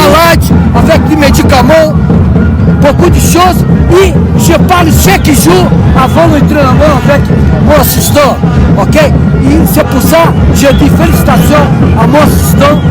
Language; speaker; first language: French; non-native, fluent; Portuguese